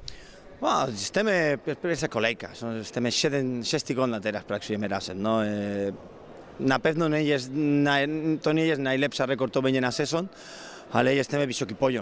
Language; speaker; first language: Polish; non-native, learner; Spanish